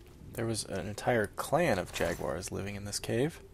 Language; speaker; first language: English; native; English